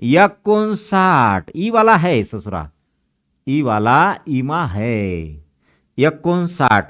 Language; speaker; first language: Hindi; non-native, local second language; Marathi